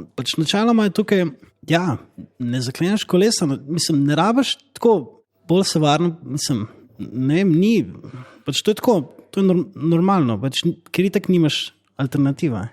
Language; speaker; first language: Slovenian; native; Slovenian